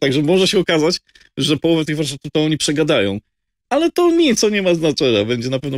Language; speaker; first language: Polish; native; Polish